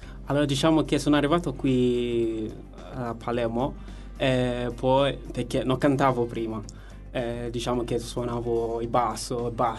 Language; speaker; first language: Italian; non-native, learner; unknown